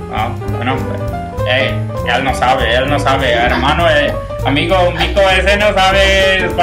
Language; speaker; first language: Spanish; non-native, learner; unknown